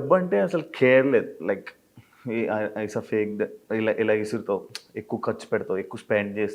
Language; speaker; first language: Telugu; native; Telugu